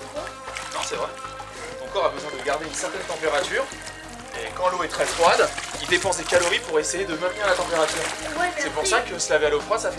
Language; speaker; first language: French; native; French